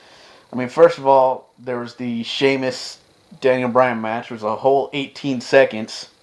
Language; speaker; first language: English; native; English